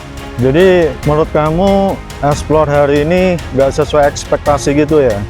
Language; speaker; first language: Indonesian; native; Indonesian